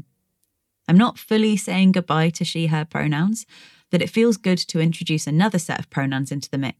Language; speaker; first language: English; native; English